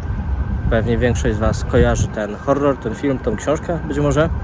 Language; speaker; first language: Polish; native; Polish